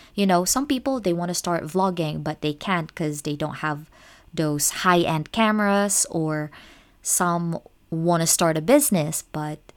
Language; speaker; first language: English; non-native, local second language; Cebuano